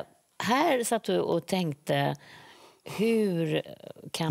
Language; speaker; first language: Swedish; native; Swedish